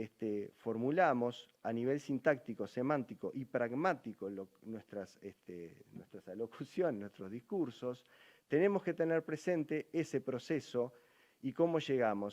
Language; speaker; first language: Spanish; native; Spanish